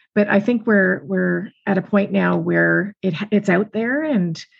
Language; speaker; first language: English; native; English